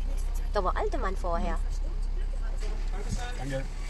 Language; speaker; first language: German; non-native, learner; Filipino